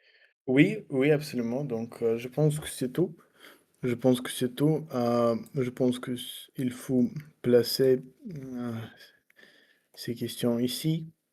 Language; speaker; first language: French; non-native, learner; Russian